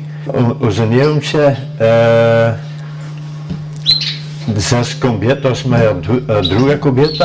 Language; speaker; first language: Polish; early bilingual, heritage; Polish